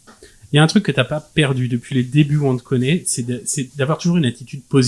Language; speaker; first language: French; native; French